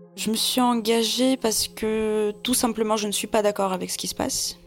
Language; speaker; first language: French; early bilingual, other home language; Russian